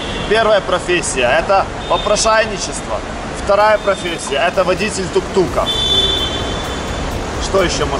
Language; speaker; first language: Russian; native; Russian